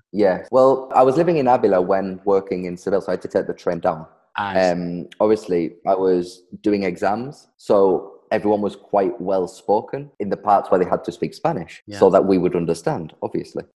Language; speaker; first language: English; native; English